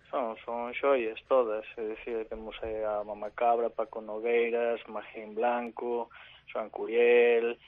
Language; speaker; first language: Galician; early bilingual, other home language; Spanish